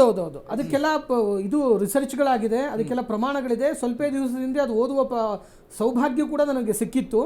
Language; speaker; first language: Kannada; native; Kannada